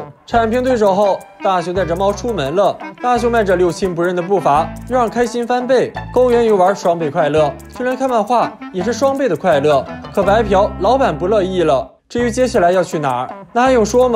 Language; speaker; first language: Chinese; native; Chinese